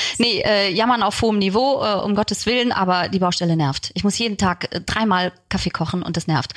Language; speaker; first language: German; early bilingual, other home language; Turkish